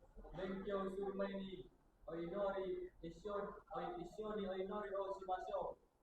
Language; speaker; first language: Japanese; non-native, learner; Indonesian